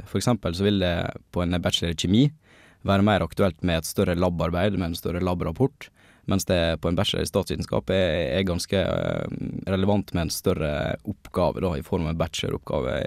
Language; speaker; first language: Norwegian; native; Norwegian